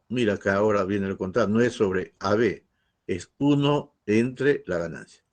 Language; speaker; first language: Spanish; native; Spanish